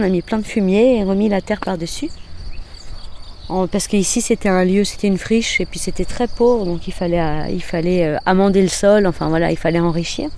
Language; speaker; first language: French; native; French